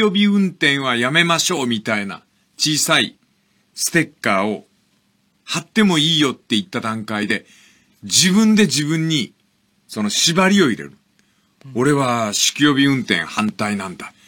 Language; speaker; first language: Japanese; native; Japanese